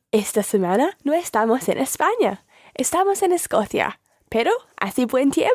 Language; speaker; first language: Spanish; non-native, learner; English